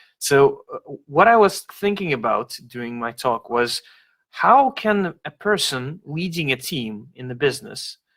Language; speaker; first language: English; non-native, fluent; Russian